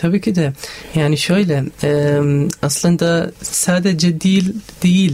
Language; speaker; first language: Turkish; non-native, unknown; Arabic